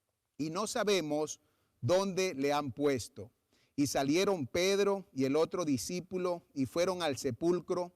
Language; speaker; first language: Spanish; native; Spanish